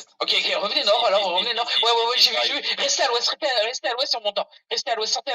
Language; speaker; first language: French; native; French